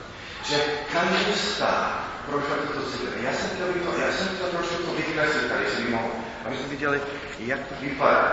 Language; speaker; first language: Czech; non-native, fluent; English